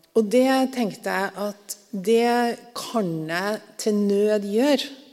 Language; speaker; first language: Norwegian; native; Norwegian